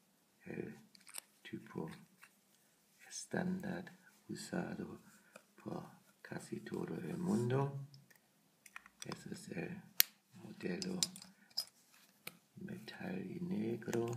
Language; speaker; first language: Spanish; non-native, learner; German